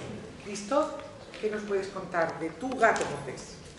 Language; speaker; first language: Spanish; native; Spanish